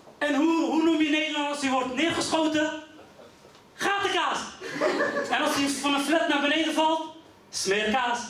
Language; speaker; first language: Dutch; early bilingual, other home language; Riffian